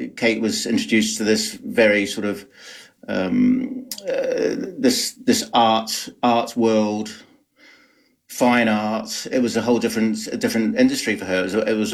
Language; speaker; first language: English; native; English